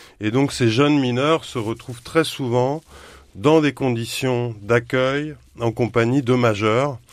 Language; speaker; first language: French; native; French